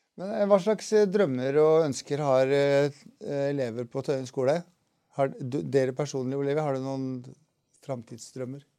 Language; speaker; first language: Norwegian; native; Norwegian